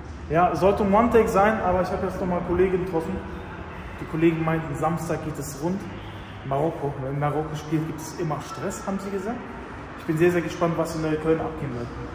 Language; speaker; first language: German; native; German